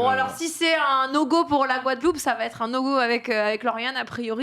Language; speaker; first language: French; native; French